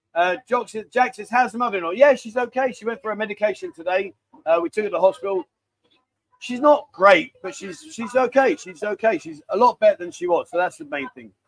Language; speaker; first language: English; native; English